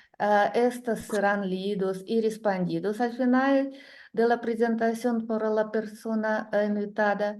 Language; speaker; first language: Spanish; non-native, learner; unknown